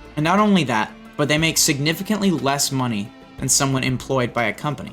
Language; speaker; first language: English; native; English